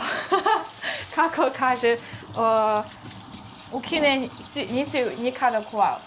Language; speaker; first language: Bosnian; non-native, learner; Chinese